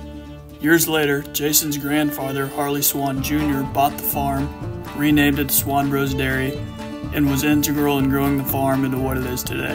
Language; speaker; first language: English; native; English